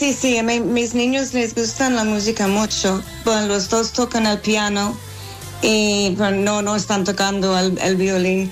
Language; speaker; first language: Spanish; non-native, fluent; English